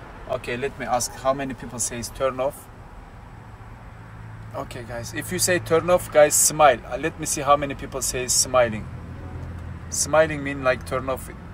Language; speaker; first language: English; non-native, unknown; Turkish